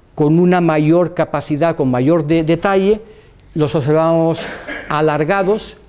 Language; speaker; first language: Spanish; native; Spanish